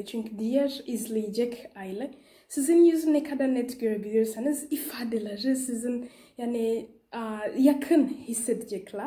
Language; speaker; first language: Turkish; non-native, learner; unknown